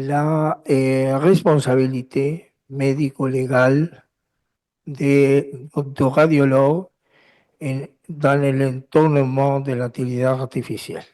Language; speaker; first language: French; non-native, learner; Spanish